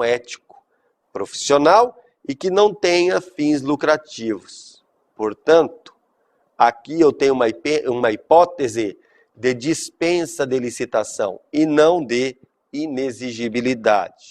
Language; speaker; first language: Portuguese; native; Portuguese